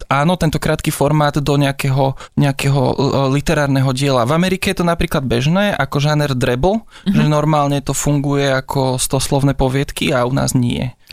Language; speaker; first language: Slovak; native; Slovak